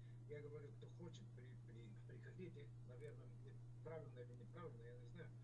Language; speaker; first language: Russian; non-native, learner; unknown